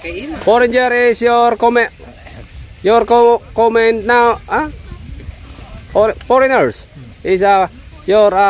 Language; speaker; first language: English; non-native, learner; Filipino